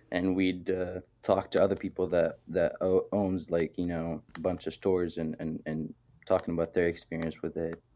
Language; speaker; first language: English; early bilingual, other home language; Arabic